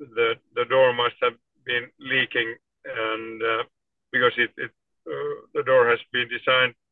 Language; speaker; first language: English; non-native, fluent; Finnish